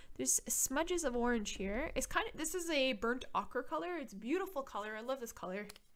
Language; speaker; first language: English; native; English